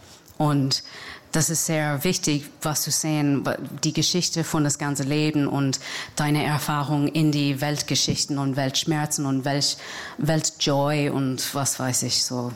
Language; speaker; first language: German; non-native, learner; English